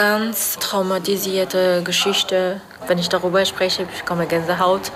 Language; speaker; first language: German; non-native, learner; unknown